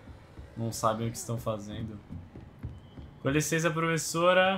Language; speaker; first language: Portuguese; native; Portuguese